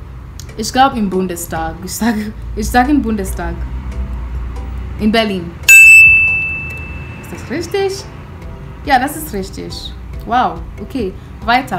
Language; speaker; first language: German; non-native, fluent; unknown